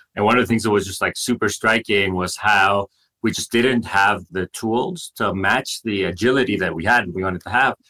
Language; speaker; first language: English; non-native, fluent; Spanish